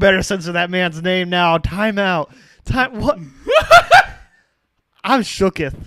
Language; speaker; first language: English; native; English